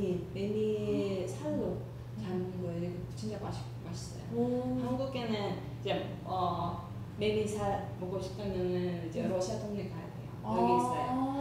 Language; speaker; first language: Korean; non-native, learner; Russian